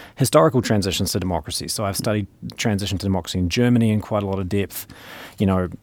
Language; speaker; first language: English; native; English